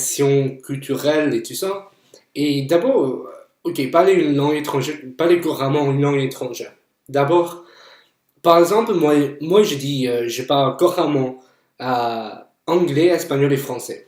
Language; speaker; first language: French; non-native, fluent; English